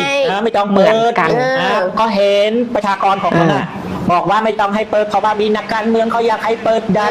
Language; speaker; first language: Thai; native; Thai